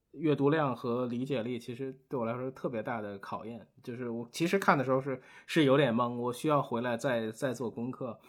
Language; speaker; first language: Chinese; native; Chinese